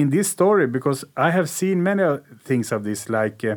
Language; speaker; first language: English; non-native, learner; Swedish